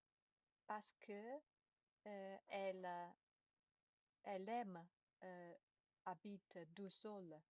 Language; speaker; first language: French; non-native, learner; Chinese